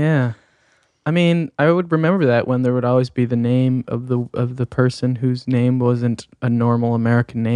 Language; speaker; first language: English; native; English